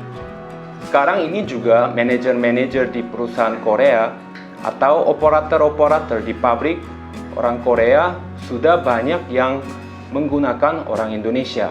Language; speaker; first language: Indonesian; non-native, fluent; Korean